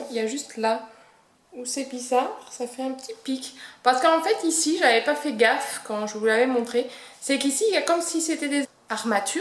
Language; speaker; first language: French; native; French